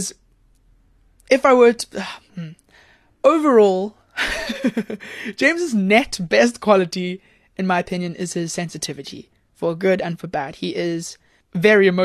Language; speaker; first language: English; native; English